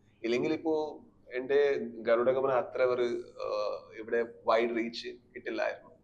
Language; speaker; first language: Malayalam; non-native, learner; Kannada